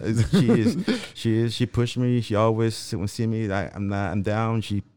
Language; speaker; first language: English; non-native, fluent; Spanish